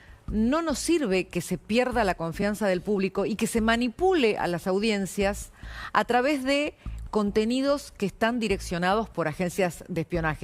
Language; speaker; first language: Spanish; native; Spanish